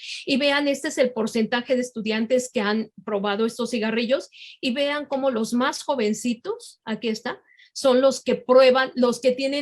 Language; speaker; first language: Spanish; native; Spanish